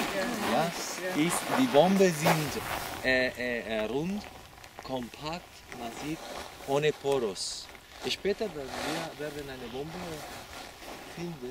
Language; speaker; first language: German; non-native, learner; Spanish